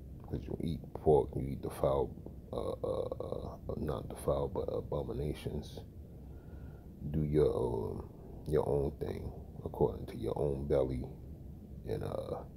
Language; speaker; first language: English; native; English